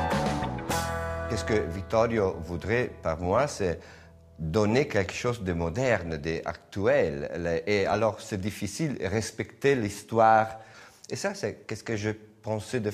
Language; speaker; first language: French; non-native, learner; Italian